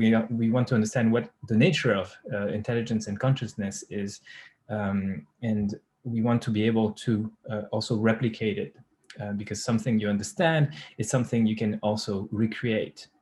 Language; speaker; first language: English; non-native, fluent; French